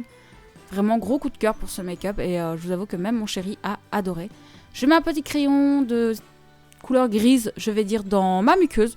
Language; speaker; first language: French; native; French